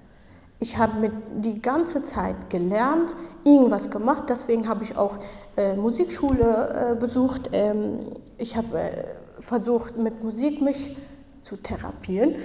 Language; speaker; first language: German; non-native, fluent; Kurdish